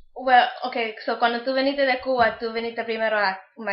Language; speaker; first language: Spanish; early bilingual, heritage; Spanish